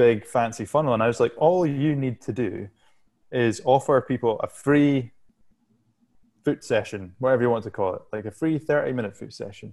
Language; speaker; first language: English; native; English